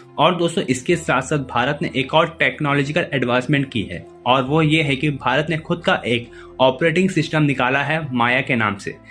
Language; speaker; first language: Hindi; native; Hindi